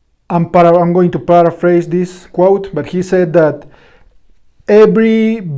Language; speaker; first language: English; non-native, fluent; Spanish